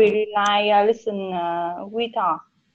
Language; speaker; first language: English; non-native, learner; Vietnamese